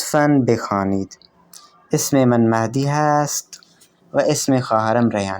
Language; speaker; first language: Persian; non-native, fluent; Urdu